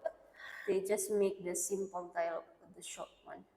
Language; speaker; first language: English; non-native, learner; Indonesian